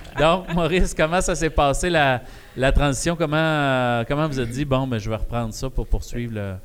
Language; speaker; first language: French; native; French